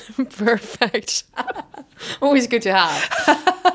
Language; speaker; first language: English; non-native, fluent; Swedish